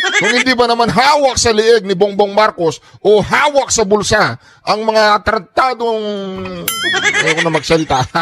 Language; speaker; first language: Filipino; native; Filipino